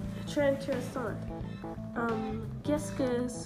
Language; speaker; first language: French; non-native, learner; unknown